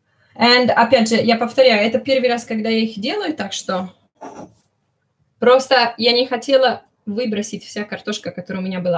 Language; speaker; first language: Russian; early bilingual, heritage; Italian